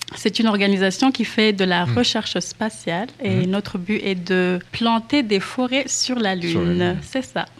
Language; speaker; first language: French; non-native, local second language; Kinyarwanda